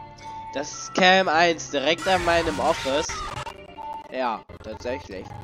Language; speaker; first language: German; native; German